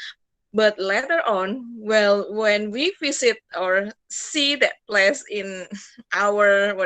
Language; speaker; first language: English; non-native, fluent; Indonesian